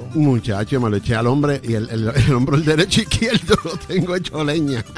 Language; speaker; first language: Spanish; native; Spanish